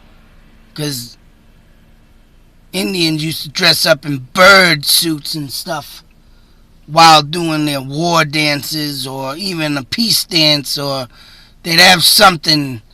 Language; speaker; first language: English; native; English